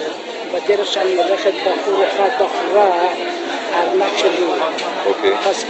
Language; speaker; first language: Hebrew; non-native, learner; Arabic